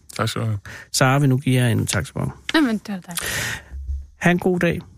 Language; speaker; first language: Danish; native; Danish